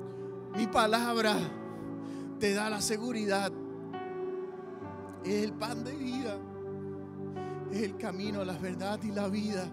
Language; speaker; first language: Spanish; native; Spanish